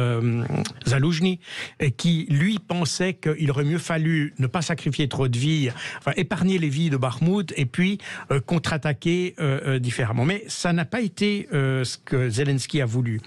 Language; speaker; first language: French; native; French